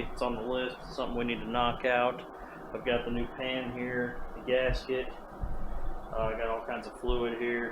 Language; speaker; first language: English; native; English